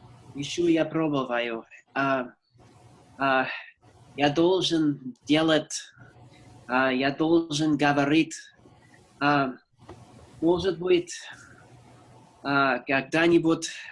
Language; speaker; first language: Russian; non-native, learner; English